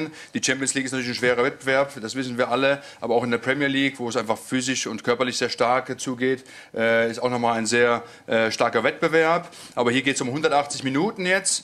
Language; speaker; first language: German; native; German